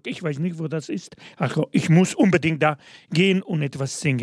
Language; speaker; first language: German; non-native, fluent; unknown